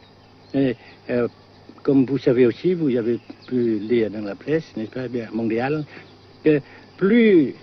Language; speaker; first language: French; non-native, fluent; Vietnamese